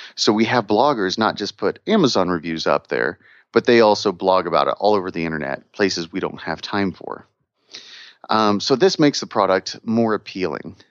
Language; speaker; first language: English; native; English